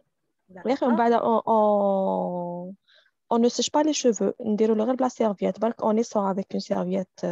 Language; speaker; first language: French; non-native, local second language; Arabic